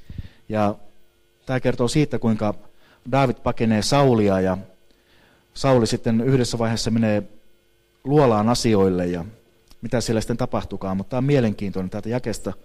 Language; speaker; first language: Finnish; native; Finnish